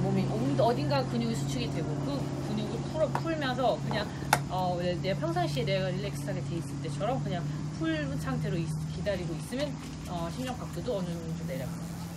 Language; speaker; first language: Korean; native; Korean